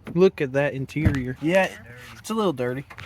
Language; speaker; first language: English; native; English